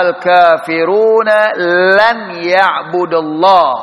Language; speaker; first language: Arabic; non-native, fluent; Indonesian